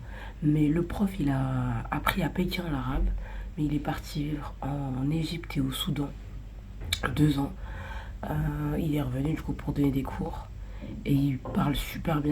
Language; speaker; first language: French; native; French